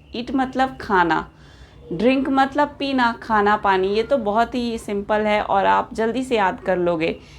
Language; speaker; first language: Hindi; native; Hindi